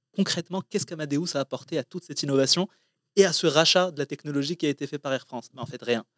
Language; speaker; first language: French; non-native, local second language; Arabic